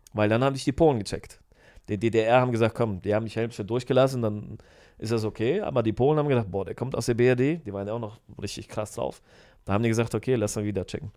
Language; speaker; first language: German; native; German